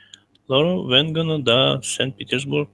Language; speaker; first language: Italian; non-native, learner; Russian